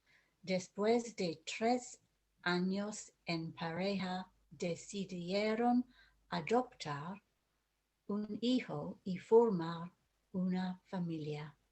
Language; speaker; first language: Spanish; non-native, learner; English